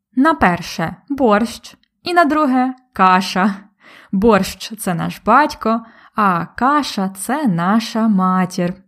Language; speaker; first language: Ukrainian; native; Ukrainian